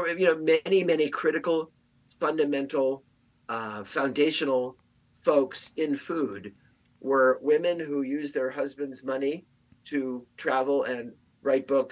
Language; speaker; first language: English; native; English